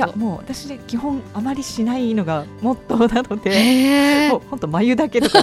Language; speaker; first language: Japanese; native; Japanese